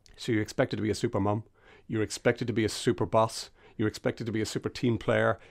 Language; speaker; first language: English; native; English